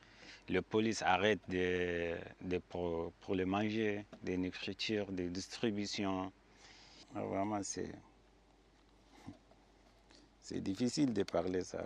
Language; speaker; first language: French; non-native, learner; Arabic